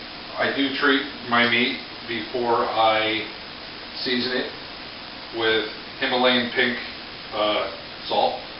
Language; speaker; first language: English; native; English